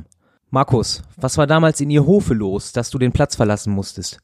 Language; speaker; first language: German; native; German